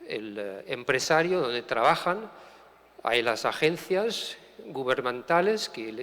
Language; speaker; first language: Spanish; non-native, fluent; German